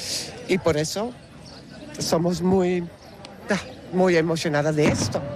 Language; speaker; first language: Spanish; non-native, learner; Dutch